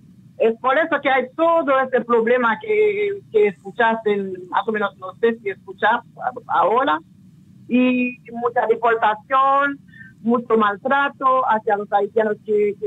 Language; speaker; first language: Spanish; non-native, local second language; Haitian Creole